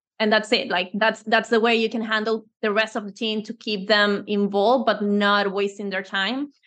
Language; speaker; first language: English; non-native, fluent; Spanish